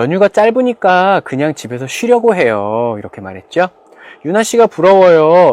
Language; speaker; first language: Korean; native; Korean